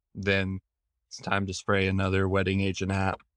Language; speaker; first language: English; native; English